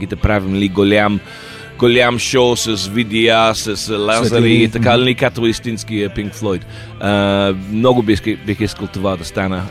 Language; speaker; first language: Bulgarian; non-native, learner; English